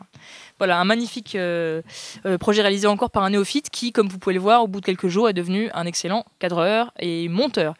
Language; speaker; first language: French; native; French